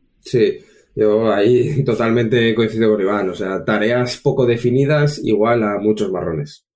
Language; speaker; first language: Spanish; native; Spanish